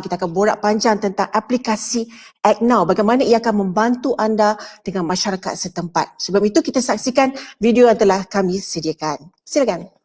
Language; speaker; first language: Malay; native; Malay